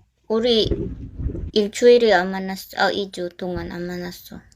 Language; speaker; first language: Korean; non-native, learner; Cebuano